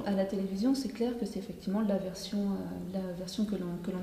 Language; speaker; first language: French; native; French